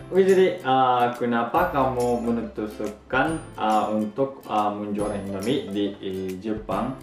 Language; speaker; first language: Indonesian; non-native, fluent; Japanese